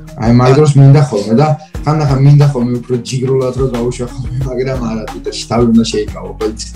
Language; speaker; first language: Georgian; early bilingual, heritage; German